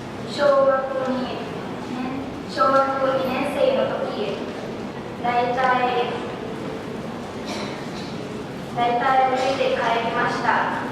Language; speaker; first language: Japanese; non-native, learner; Lao